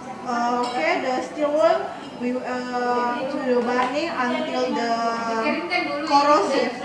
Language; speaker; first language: English; non-native, learner; Indonesian